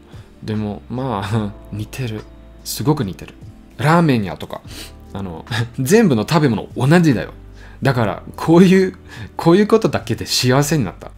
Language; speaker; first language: Japanese; non-native, learner; German